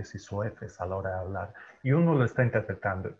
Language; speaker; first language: Spanish; native; Spanish